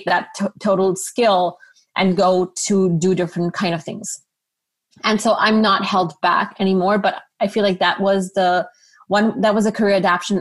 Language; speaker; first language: English; non-native, local second language; Urdu